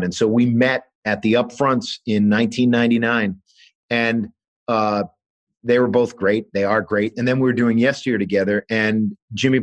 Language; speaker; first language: English; native; English